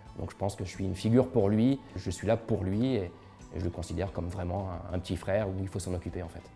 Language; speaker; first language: French; native; French